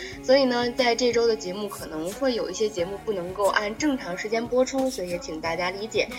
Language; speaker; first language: Chinese; native; Chinese